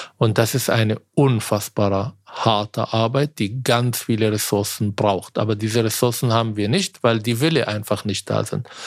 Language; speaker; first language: German; non-native, fluent; Arabic